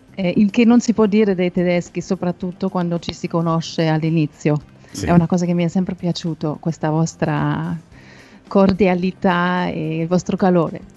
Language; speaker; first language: Italian; non-native, fluent; German